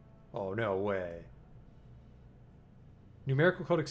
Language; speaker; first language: English; native; English